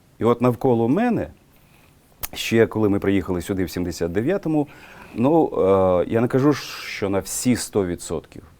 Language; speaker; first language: Ukrainian; non-native, local second language; Russian